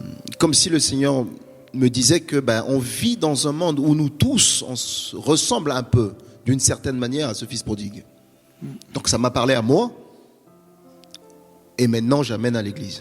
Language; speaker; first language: French; native; French